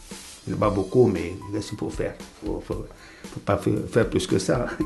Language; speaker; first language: French; non-native, learner; Arabic